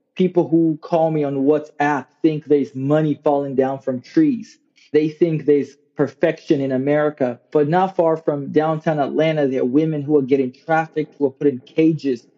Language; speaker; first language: English; non-native, local second language; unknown